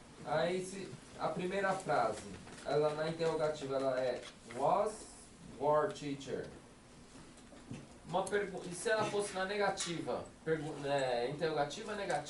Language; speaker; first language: Portuguese; native; Portuguese